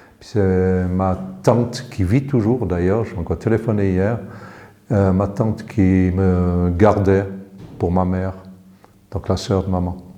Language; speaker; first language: French; early bilingual, other home language; English